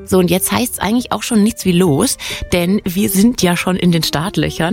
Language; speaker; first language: German; native; German